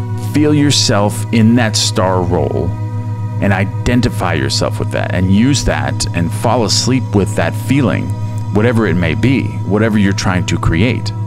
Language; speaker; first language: English; native; English